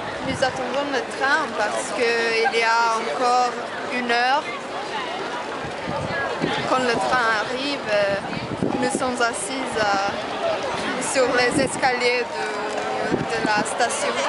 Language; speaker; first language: French; non-native, learner; Slovenian